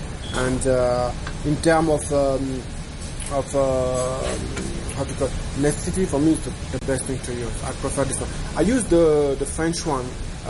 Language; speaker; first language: English; non-native, fluent; French